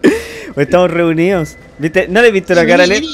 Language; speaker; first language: Spanish; native; Spanish